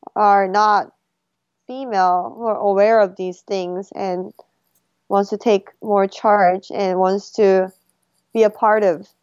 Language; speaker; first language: English; early bilingual, other home language; Korean